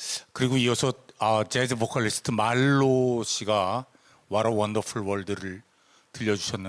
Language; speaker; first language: Korean; native; Korean